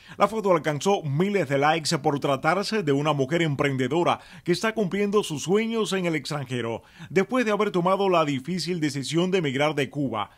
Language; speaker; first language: Spanish; native; Spanish